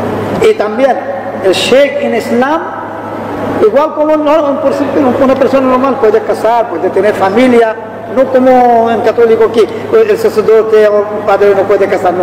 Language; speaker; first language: Spanish; non-native, learner; Arabic